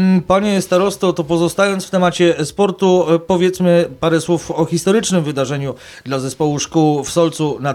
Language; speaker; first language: Polish; native; Polish